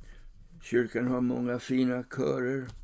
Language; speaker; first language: Swedish; non-native, fluent; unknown